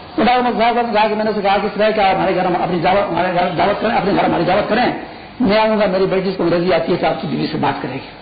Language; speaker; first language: Urdu; non-native, local second language; Pashto